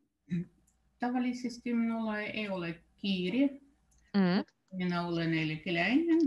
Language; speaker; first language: Finnish; non-native, learner; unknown